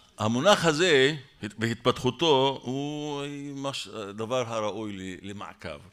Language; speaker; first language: Hebrew; non-native, local second language; Arabic